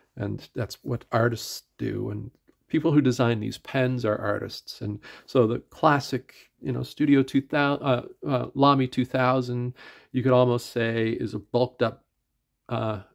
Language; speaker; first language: English; native; English